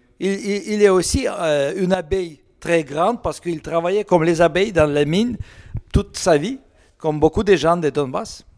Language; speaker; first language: French; non-native, learner; Russian